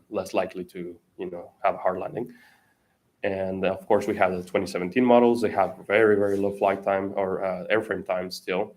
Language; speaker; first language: English; non-native, fluent; Spanish